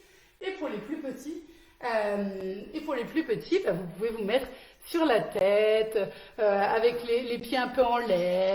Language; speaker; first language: French; native; French